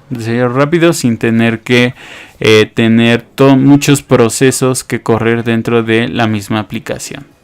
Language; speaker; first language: Spanish; native; Spanish